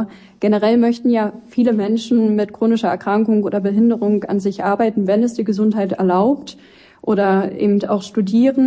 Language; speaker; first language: German; native; German